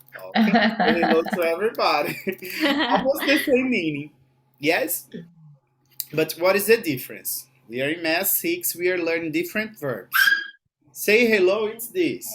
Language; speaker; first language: English; non-native, fluent; Portuguese